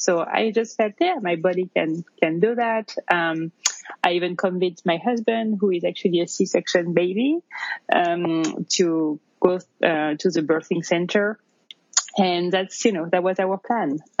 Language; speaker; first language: English; non-native, fluent; French